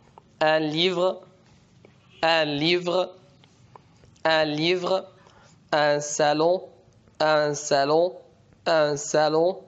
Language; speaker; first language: French; non-native, fluent; Arabic